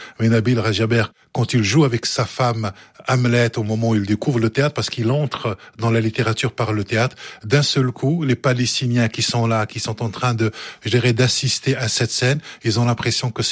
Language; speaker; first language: French; early bilingual, other home language; Arabic